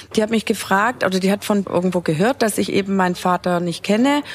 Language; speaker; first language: German; native; German